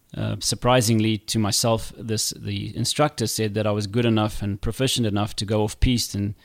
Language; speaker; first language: English; native; English